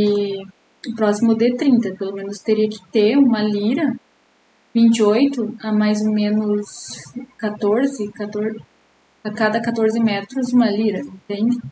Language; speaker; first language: Portuguese; native; Portuguese